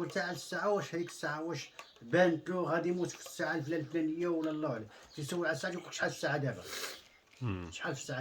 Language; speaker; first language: Arabic; native; Arabic